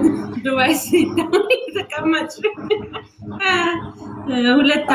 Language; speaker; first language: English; non-native, learner; Amharic